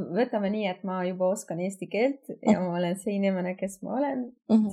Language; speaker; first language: Estonian; non-native, fluent; Hungarian